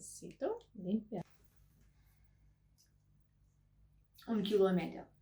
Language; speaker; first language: Spanish; non-native, learner; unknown